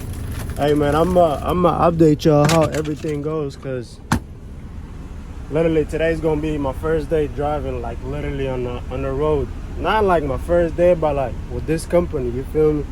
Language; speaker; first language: English; native; English